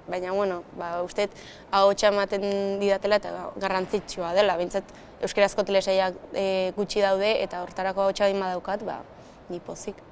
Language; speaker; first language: Basque; native; Basque